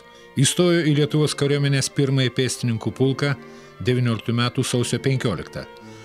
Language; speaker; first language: Lithuanian; native; Lithuanian